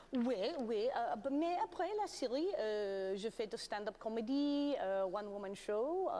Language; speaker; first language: French; non-native, learner; English